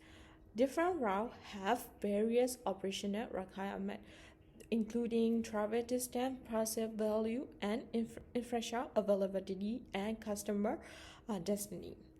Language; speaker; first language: English; non-native, learner; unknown